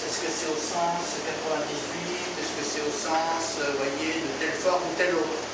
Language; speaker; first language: French; native; French